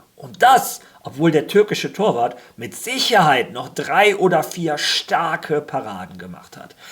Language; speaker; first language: German; early bilingual, other home language; Spanish